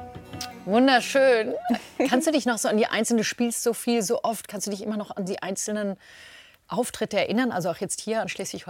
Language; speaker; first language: German; native; German